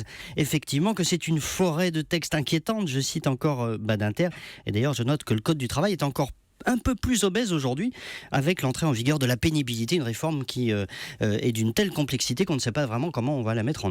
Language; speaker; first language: French; native; French